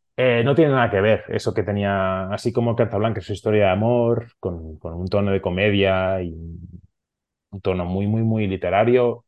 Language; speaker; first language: Spanish; non-native, local second language; Catalan